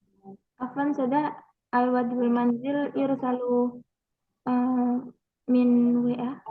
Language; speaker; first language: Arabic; non-native, learner; Indonesian